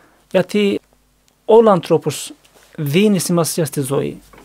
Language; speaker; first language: Greek; non-native, learner; Turkish